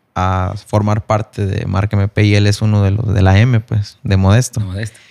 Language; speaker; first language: Spanish; early bilingual, heritage; Spanish